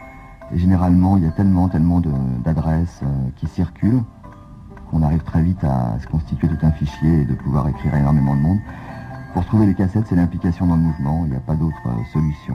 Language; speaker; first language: French; native; French